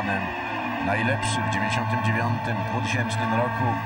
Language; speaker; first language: Polish; native; Polish